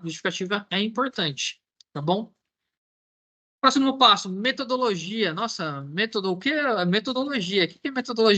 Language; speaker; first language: Portuguese; native; Portuguese